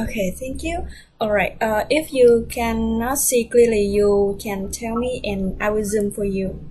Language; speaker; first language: English; non-native, fluent; Vietnamese